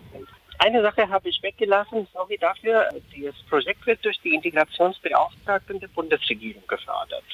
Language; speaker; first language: German; non-native, fluent; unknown